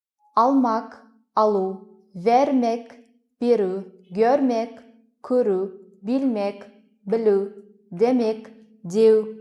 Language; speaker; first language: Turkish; non-native, fluent; Kazakh